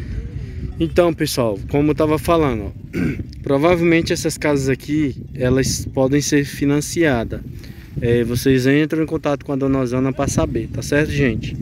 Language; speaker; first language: Portuguese; native; Portuguese